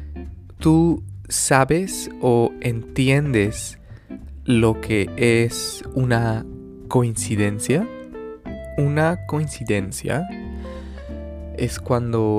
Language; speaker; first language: Spanish; early bilingual, other home language; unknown